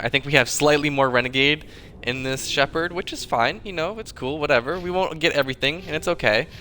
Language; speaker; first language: English; native; English